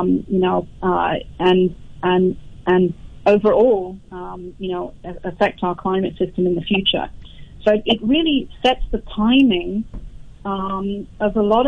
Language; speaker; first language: English; native; English